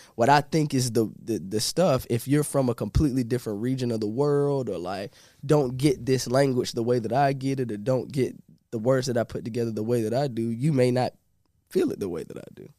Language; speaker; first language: English; native; English